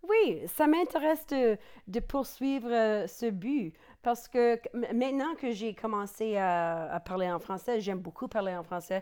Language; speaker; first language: French; non-native, local second language; English